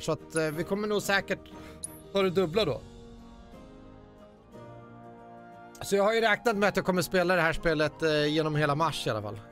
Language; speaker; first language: Swedish; native; Swedish